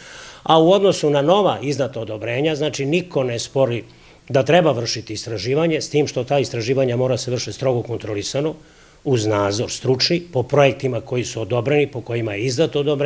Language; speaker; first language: Serbian; native; Serbian